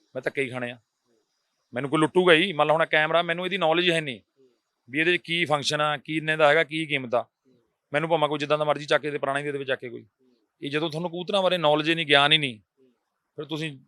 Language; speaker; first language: Punjabi; native; Punjabi